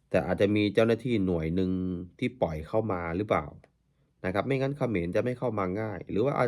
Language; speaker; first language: Thai; native; Thai